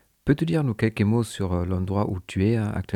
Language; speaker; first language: French; non-native, fluent; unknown